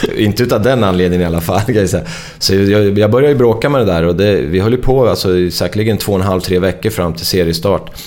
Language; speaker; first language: Swedish; native; Swedish